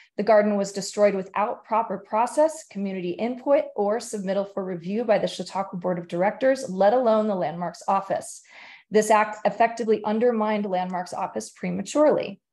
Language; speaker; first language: English; native; English